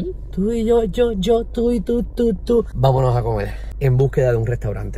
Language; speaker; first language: Spanish; native; Spanish